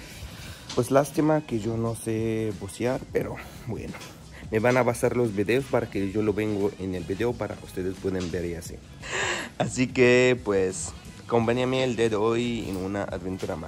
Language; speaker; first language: Spanish; non-native, fluent; Arabic